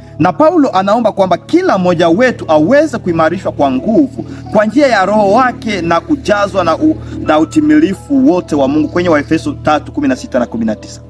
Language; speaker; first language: Swahili; native; Swahili